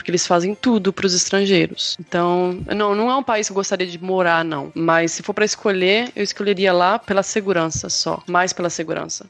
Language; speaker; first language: Portuguese; native; Portuguese